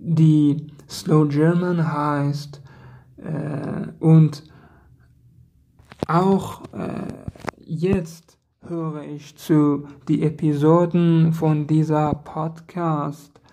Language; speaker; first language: German; non-native, learner; Persian